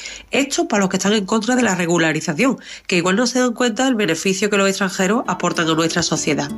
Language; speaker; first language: Spanish; native; Spanish